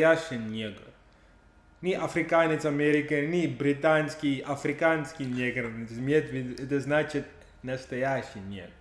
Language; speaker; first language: Russian; non-native, learner; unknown